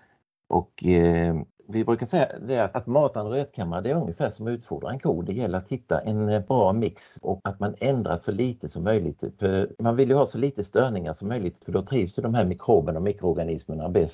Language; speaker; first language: Swedish; native; Swedish